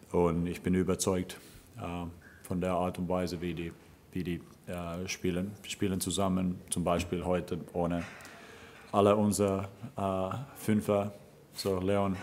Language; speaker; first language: German; non-native, fluent; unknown